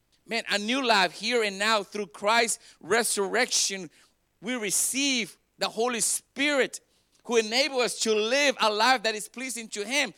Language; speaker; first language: English; native; English